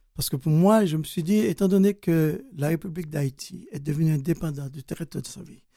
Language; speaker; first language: French; non-native, local second language; Haitian Creole